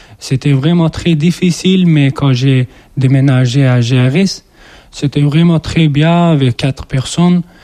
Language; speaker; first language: French; non-native, learner; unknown